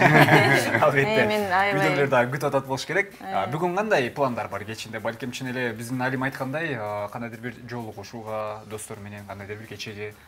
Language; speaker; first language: Kyrgyz; native; Kyrgyz